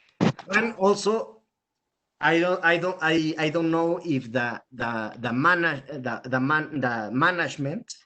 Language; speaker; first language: English; non-native, fluent; Spanish